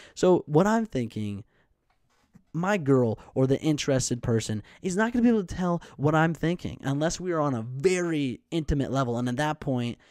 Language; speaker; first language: English; native; English